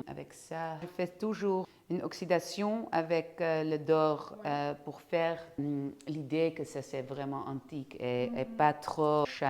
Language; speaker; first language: French; non-native, fluent; Dutch